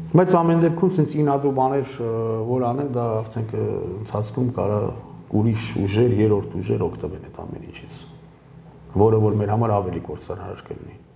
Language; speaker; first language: Armenian; early bilingual, heritage; Armenian